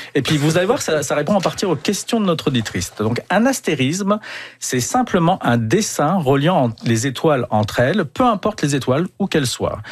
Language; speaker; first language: French; native; French